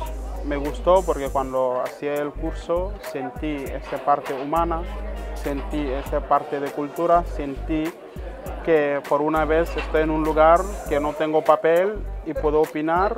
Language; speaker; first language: Spanish; non-native, fluent; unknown